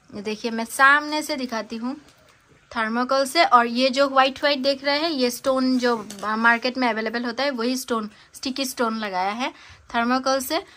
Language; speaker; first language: Hindi; non-native, local second language; Bangla